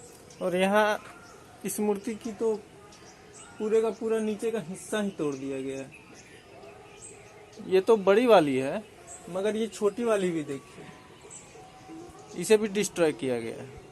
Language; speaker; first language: Hindi; native; Hindi